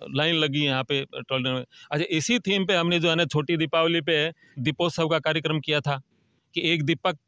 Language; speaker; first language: Hindi; native; Hindi